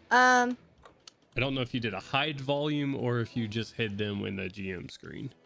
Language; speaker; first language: English; native; English